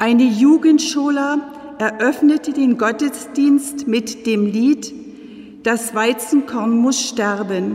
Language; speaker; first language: German; native; German